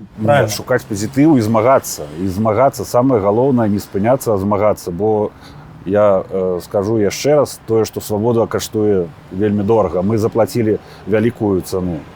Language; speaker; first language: Belarusian; non-native, local second language; Russian